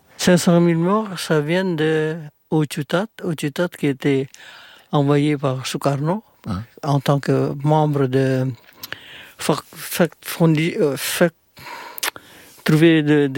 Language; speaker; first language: French; non-native, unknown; Indonesian